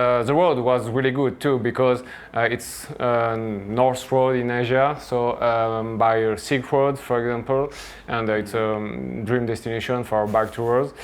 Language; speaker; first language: English; non-native, fluent; French